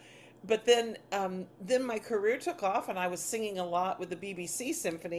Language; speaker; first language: English; native; English